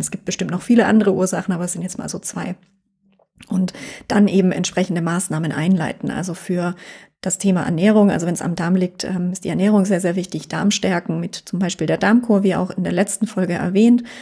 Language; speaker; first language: German; native; German